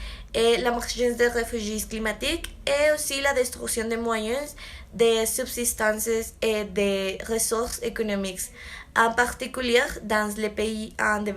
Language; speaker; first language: French; non-native, learner; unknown